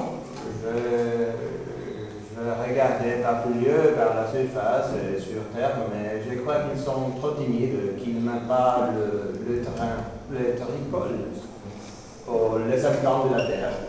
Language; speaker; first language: French; non-native, learner; Spanish